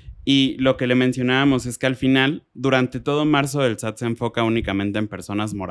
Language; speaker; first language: Spanish; native; Spanish